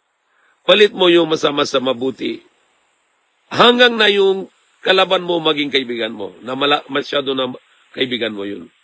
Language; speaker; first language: Filipino; non-native, learner; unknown